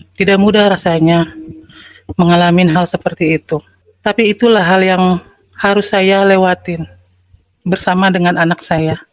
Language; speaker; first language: Indonesian; native; Indonesian